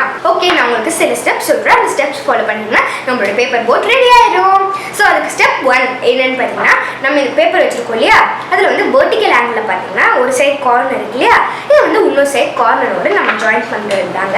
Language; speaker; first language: Tamil; native; Tamil